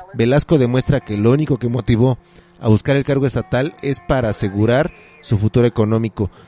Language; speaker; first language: Spanish; native; Spanish